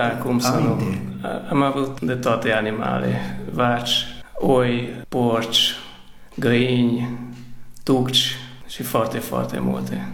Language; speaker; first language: Romanian; early bilingual, heritage; Romanian